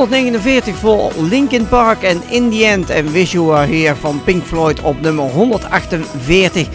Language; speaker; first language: Dutch; native; Dutch